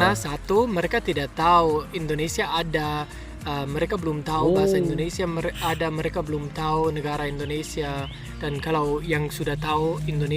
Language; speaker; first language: Indonesian; non-native, fluent; German